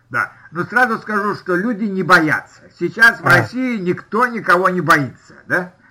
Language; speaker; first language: Russian; native; Russian